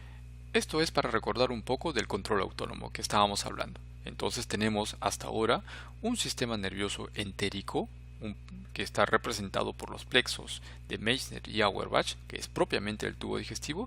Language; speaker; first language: Spanish; native; Spanish